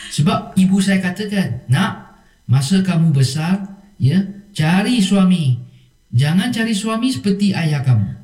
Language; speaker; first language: Malay; non-native, local second language; Chinese